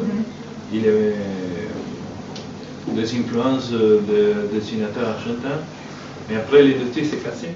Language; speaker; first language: French; non-native, fluent; Spanish